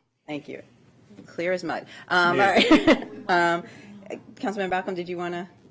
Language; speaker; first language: English; native; English